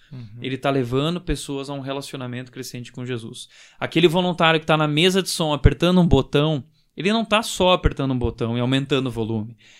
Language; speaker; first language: Portuguese; native; Portuguese